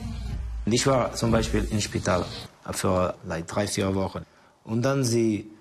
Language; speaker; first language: German; non-native, fluent; Estonian